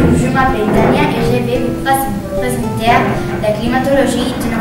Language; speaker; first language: French; non-native, learner; Spanish